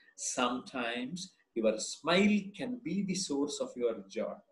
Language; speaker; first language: English; non-native, local second language; Kannada